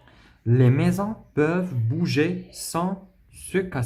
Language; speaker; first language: French; non-native, local second language; Arabic